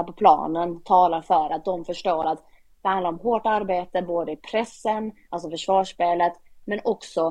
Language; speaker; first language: Swedish; native; Swedish